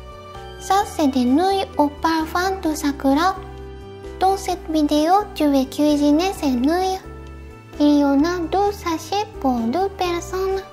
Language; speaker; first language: French; non-native, fluent; Japanese